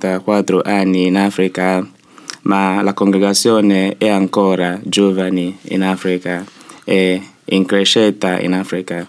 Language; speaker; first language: Italian; non-native, learner; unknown